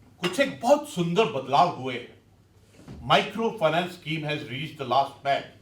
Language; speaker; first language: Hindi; non-native, local second language; Punjabi